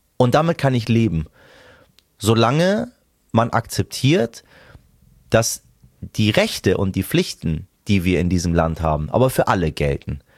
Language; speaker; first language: German; early bilingual, other home language; Persian